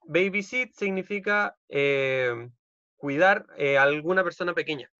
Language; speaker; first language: Spanish; native; Spanish